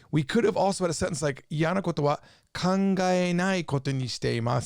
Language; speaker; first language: Japanese; non-native, fluent; English